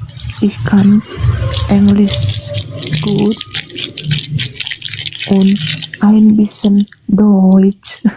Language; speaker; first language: German; non-native, learner; Indonesian